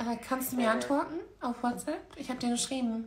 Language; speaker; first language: German; native; German